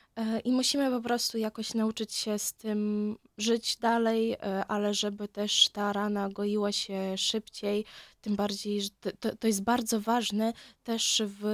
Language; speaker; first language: Polish; non-native, fluent; Ukrainian